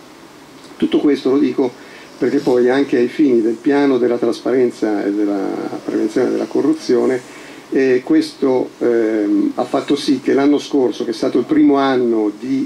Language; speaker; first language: Italian; native; Italian